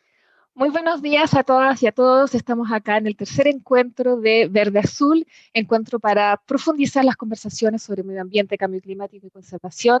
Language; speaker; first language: Spanish; native; Spanish